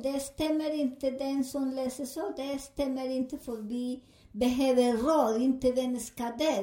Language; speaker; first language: Swedish; non-native, learner; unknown